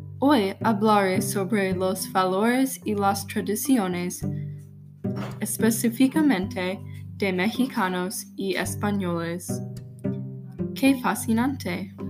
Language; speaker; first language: Spanish; non-native, learner; English